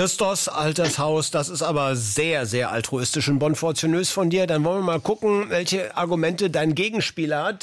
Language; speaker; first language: German; native; German